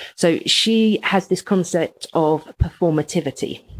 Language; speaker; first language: English; native; English